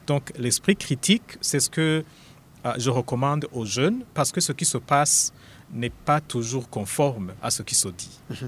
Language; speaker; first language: French; non-native, local second language; Rundi